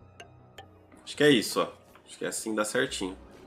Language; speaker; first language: Portuguese; native; Portuguese